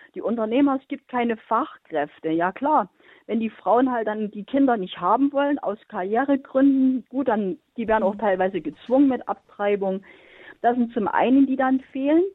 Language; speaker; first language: German; native; German